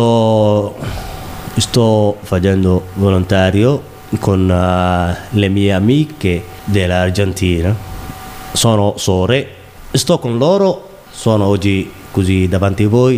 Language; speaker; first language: Italian; non-native, learner; Somali